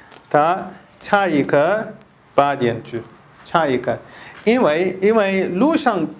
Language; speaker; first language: Chinese; non-native, fluent; Pashto